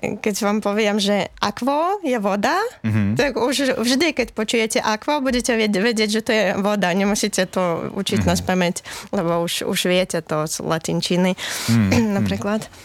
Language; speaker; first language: Slovak; non-native, fluent; Latvian